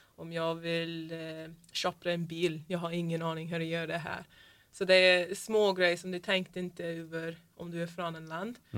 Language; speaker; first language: Swedish; non-native, learner; English